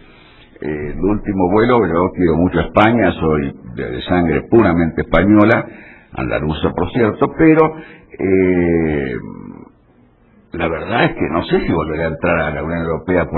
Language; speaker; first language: Spanish; native; Spanish